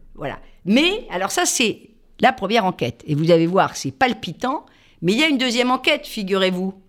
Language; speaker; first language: French; native; French